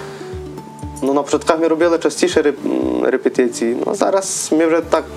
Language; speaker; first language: Ukrainian; native; Ukrainian